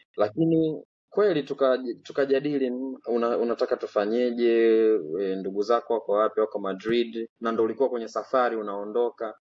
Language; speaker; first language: Swahili; native; Swahili